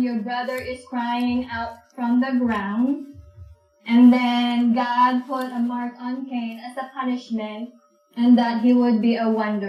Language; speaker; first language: English; non-native, local second language; Filipino